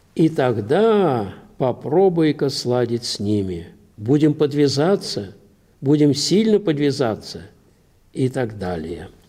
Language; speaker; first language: Russian; native; Russian